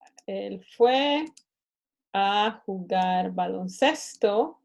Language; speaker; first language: Spanish; non-native, fluent; English